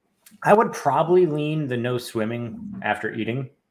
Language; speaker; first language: English; native; English